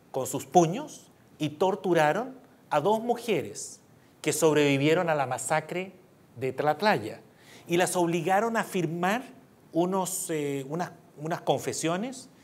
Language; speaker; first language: Spanish; native; Spanish